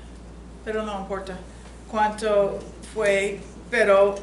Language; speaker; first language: Spanish; non-native, fluent; English